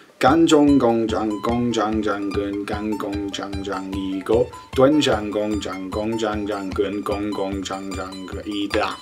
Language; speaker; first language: Korean; non-native, learner; English